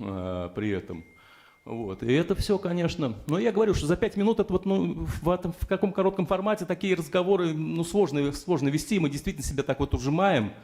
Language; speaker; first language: Russian; native; Russian